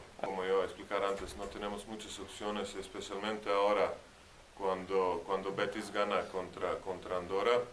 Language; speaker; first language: Spanish; non-native, learner; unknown